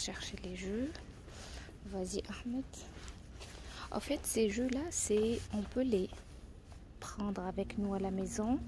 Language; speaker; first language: French; non-native, fluent; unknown